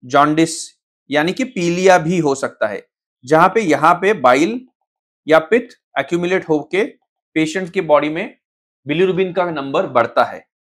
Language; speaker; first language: Hindi; non-native, local second language; Marathi